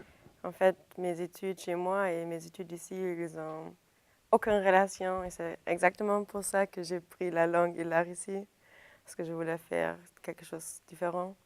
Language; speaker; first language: French; non-native, fluent; German